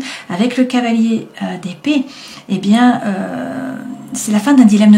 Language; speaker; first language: French; native; French